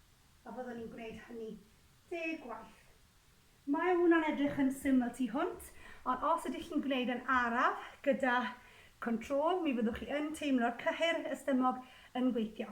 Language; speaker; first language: Welsh; native; Welsh